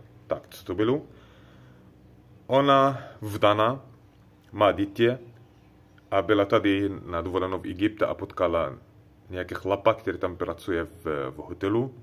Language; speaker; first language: Czech; non-native, learner; Arabic